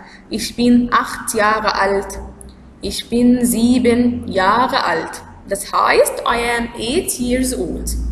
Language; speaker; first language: German; non-native, learner; Arabic